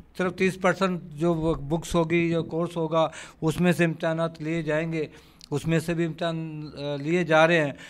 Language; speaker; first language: Urdu; native; Urdu